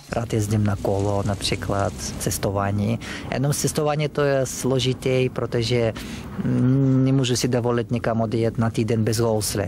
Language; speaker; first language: Czech; non-native, fluent; Russian